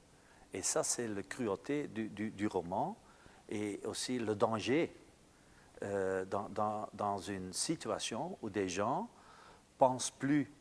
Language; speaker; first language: French; non-native, local second language; Dutch